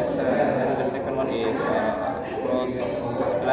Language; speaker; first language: English; non-native, learner; Indonesian